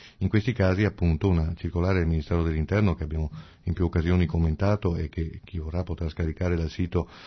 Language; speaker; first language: Italian; native; Italian